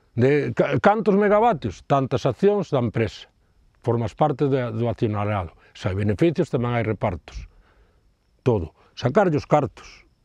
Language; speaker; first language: Galician; native; Galician